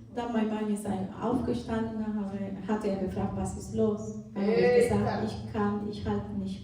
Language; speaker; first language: German; non-native, fluent; Portuguese